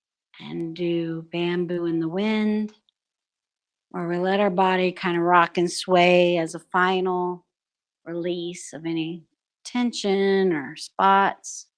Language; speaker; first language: English; native; English